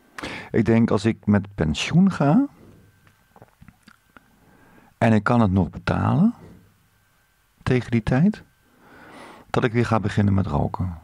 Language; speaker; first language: Dutch; native; Dutch